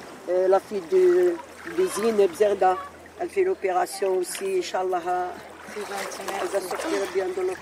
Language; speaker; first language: French; native; French